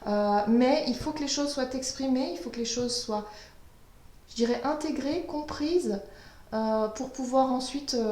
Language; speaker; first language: French; native; French